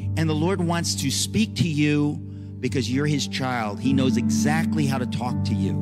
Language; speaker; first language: English; native; English